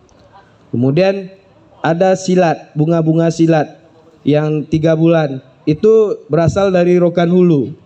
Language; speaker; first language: Indonesian; native; Indonesian